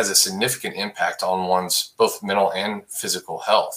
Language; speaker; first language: English; native; English